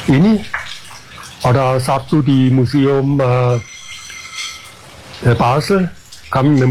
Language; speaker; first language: Indonesian; non-native, fluent; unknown